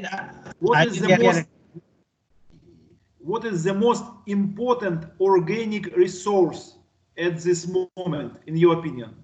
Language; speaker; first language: English; non-native, learner; Russian